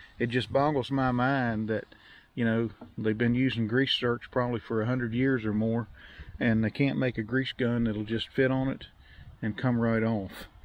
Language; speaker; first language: English; native; English